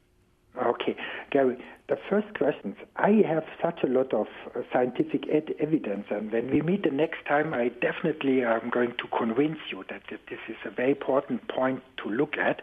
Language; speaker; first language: English; non-native, fluent; German